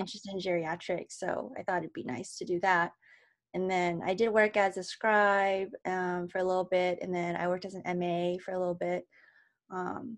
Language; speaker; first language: English; native; English